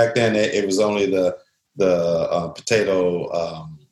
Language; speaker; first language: English; native; English